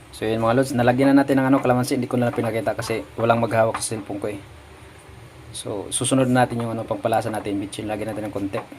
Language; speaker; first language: Filipino; non-native, local second language; Cebuano